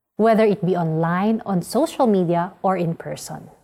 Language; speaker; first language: English; non-native, local second language; Filipino